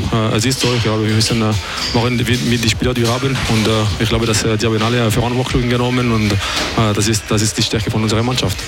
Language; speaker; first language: German; non-native, local second language; French